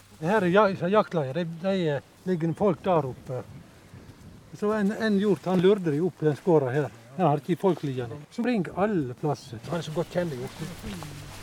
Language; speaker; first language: Norwegian; native; Norwegian